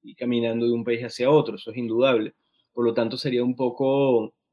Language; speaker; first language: Spanish; native; Spanish